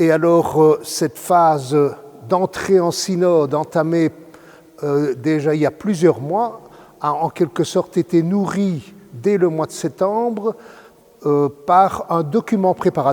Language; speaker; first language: French; native; French